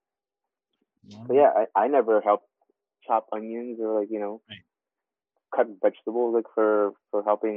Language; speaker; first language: English; native; English